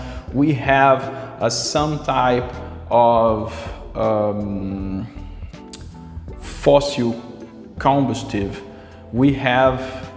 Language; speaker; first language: English; non-native, local second language; Portuguese